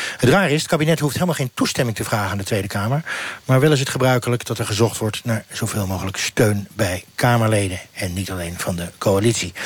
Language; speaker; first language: Dutch; native; Dutch